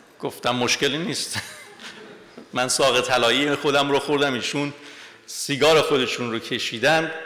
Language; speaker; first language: Persian; non-native, local second language; Armenian